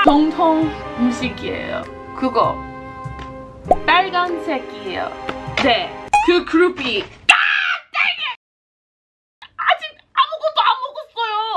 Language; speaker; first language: Korean; non-native, learner; English